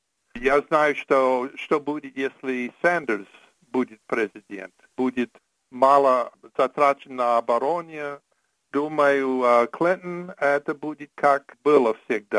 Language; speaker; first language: Russian; non-native, fluent; English